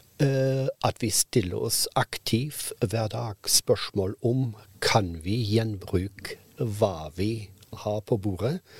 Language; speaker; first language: Norwegian; non-native, fluent; German